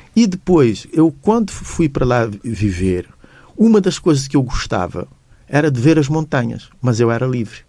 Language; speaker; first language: Portuguese; non-native, local second language; Kabuverdianu